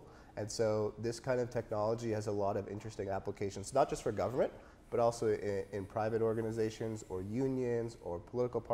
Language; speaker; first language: English; native; English